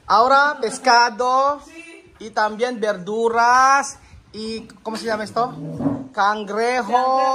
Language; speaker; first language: Spanish; non-native, learner; Filipino